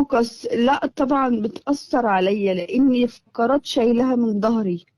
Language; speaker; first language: Arabic; native; Arabic